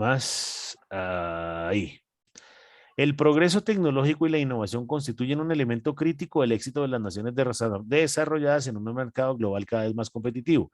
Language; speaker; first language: Spanish; native; Spanish